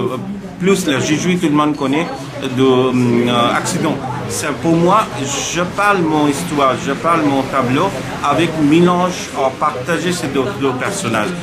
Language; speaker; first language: French; non-native, learner; Bangla